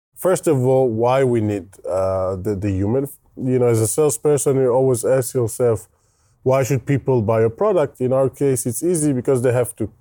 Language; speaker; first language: English; non-native, fluent; Hebrew